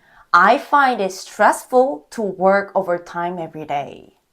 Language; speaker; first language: English; non-native, fluent; Korean